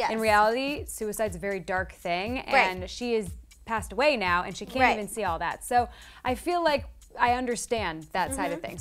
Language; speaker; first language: English; native; English